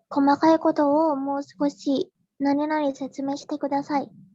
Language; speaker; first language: Japanese; non-native, learner; Indonesian